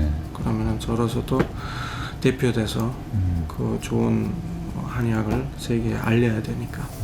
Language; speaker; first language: Korean; non-native, fluent; German